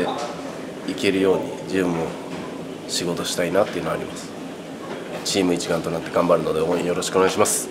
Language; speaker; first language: Japanese; native; Japanese